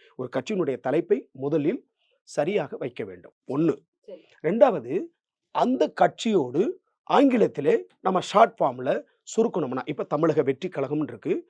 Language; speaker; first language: Tamil; native; Tamil